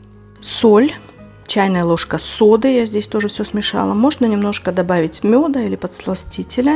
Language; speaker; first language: Russian; native; Russian